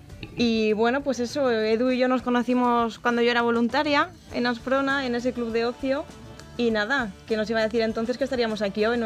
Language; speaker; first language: Spanish; native; Spanish